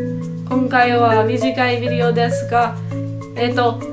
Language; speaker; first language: Japanese; non-native, learner; English